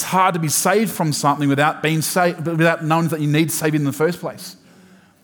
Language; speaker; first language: English; native; English